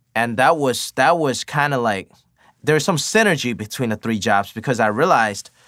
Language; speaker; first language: English; early bilingual, other home language; Cantonese